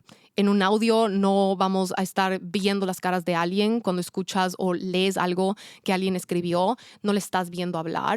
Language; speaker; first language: Spanish; native; Spanish